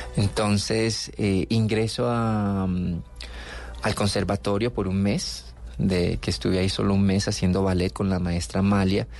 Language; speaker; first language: Spanish; native; Spanish